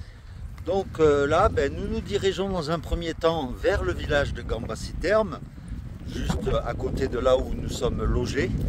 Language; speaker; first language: French; native; French